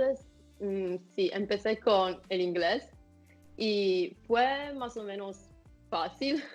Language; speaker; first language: Spanish; non-native, fluent; Italian